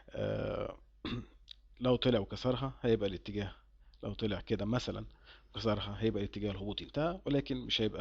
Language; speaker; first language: Arabic; native; Arabic